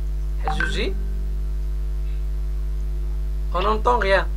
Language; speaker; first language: French; non-native, local second language; Arabic